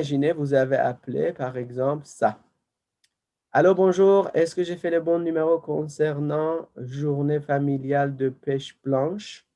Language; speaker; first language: French; non-native, fluent; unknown